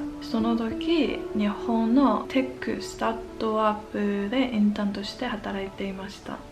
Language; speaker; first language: Japanese; non-native, fluent; Chinese